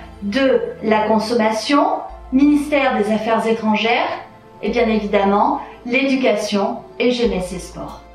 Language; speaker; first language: French; native; French